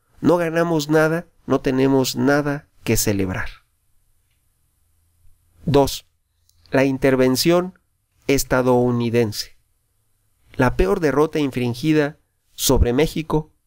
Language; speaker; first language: Spanish; native; Spanish